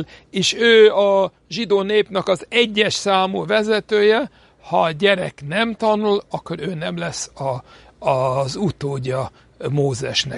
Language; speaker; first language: Hungarian; non-native, fluent; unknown